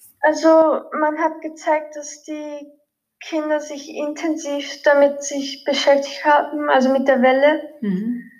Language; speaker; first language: German; early bilingual, other home language; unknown